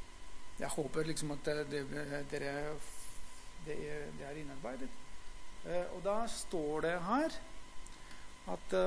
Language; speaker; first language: Norwegian; non-native, fluent; Greek